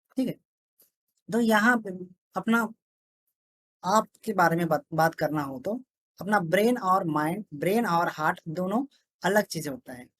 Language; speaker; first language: Hindi; non-native, local second language; Telugu